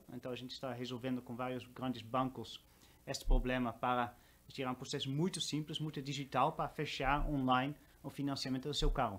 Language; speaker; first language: Portuguese; non-native, fluent; Dutch